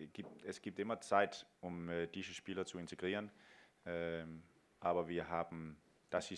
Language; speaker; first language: German; non-native, fluent; Danish